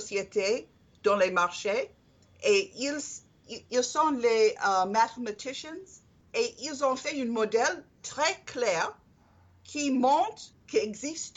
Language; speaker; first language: French; non-native, learner; English